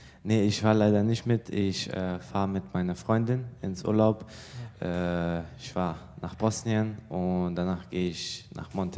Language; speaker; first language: German; early bilingual, other home language; Bosnian